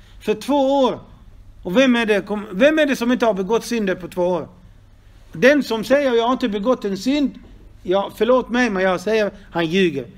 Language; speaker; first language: Swedish; non-native, fluent; Arabic